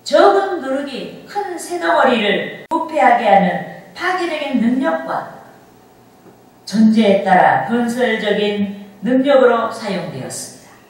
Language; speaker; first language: Korean; native; Korean